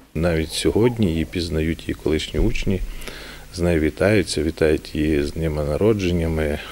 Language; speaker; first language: Ukrainian; native; Ukrainian